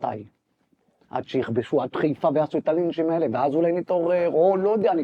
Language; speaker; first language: Hebrew; native; Hebrew